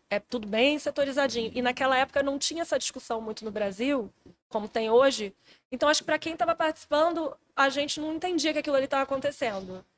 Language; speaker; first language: Portuguese; native; Portuguese